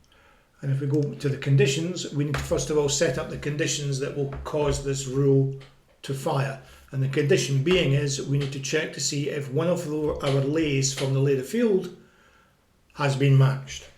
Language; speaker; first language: English; native; English